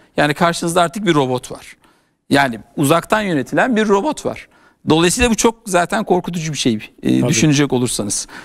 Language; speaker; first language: Turkish; native; Turkish